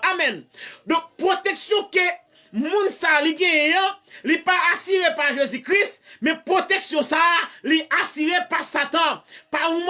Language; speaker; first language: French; non-native, learner; Haitian Creole